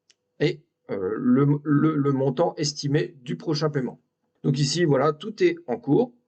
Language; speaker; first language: French; native; French